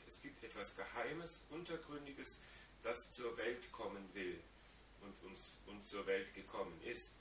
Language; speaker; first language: German; native; German